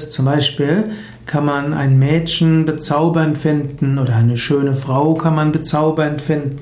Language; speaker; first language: German; native; German